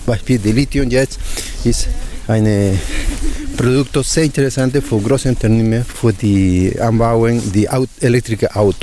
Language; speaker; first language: German; non-native, learner; Spanish